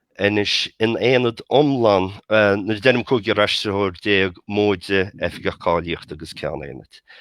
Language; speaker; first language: Irish; native; Irish